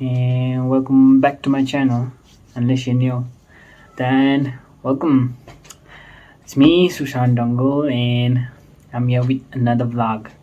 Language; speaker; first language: English; non-native, local second language; Nepali